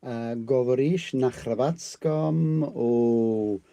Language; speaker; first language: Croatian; non-native, learner; English